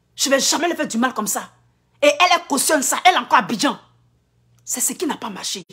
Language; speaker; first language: French; non-native, local second language; Akan